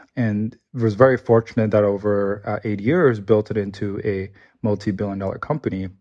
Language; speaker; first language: English; early bilingual, other home language; Chinese